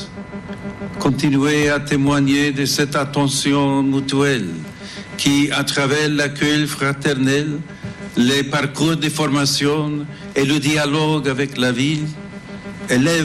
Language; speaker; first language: French; non-native, fluent; English